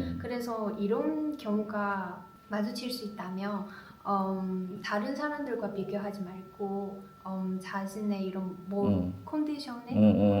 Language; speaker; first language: Korean; non-native, learner; Chinese